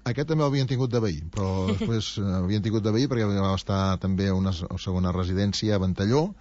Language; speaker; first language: Catalan; non-native, local second language; Spanish